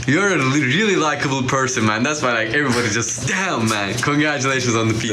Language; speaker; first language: English; non-native, fluent; Turkish